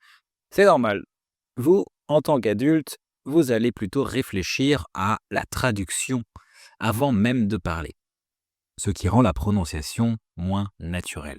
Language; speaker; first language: French; native; French